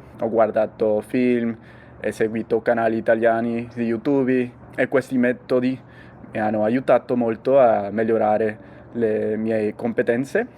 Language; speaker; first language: Italian; non-native, fluent; English